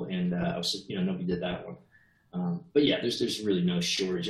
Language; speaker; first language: English; native; English